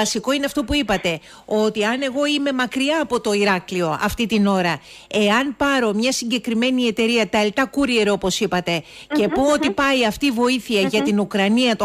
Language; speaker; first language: Greek; native; Greek